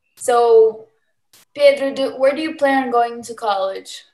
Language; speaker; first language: English; early bilingual, other home language; Portuguese